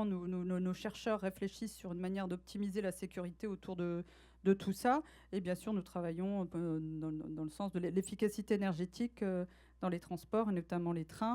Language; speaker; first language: French; native; French